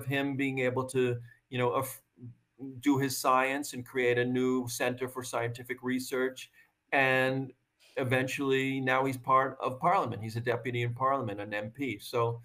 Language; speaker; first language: English; native; English